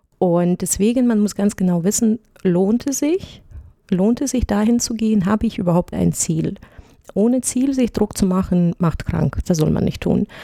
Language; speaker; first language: German; non-native, fluent; Russian